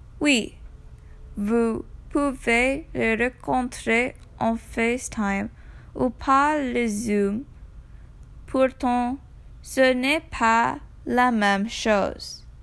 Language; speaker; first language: French; non-native, learner; English